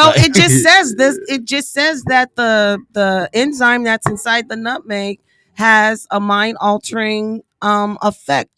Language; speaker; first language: English; native; English